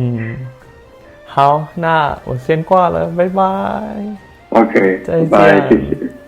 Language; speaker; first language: Chinese; non-native, fluent; Thai